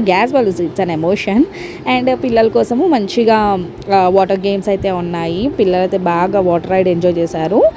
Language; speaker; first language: Telugu; non-native, local second language; Tamil